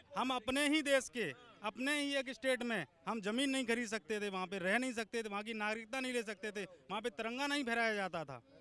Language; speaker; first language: Hindi; native; Hindi